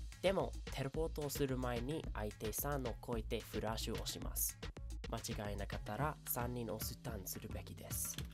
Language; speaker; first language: Japanese; non-native, learner; English